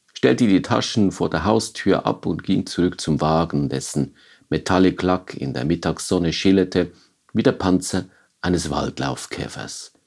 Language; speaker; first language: German; native; German